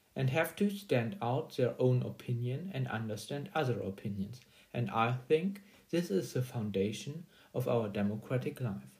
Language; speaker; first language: English; non-native, fluent; German